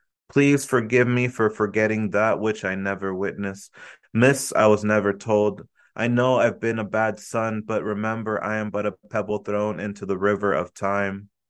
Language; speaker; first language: English; early bilingual, other home language; Spanish